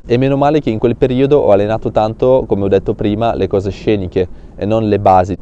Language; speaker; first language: Italian; early bilingual, other home language; Russian